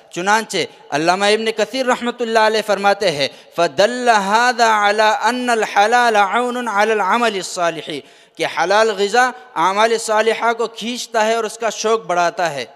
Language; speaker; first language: Urdu; native; Urdu